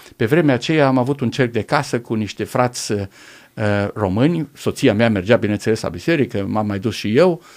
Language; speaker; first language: Romanian; non-native, local second language; German